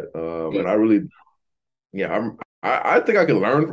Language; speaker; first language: English; native; English